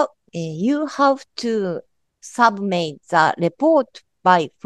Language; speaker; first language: English; non-native, learner; Japanese